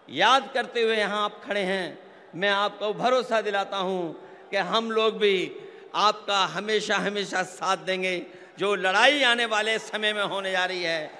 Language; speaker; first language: Hindi; native; Hindi